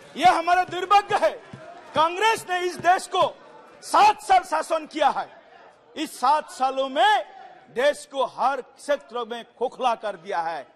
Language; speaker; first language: Hindi; non-native, local second language; Assamese